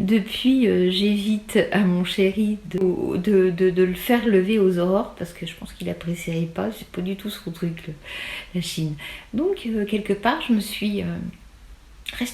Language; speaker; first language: French; native; French